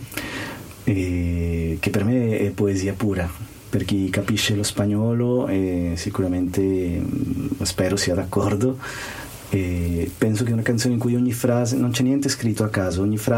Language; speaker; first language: Italian; non-native, fluent; Spanish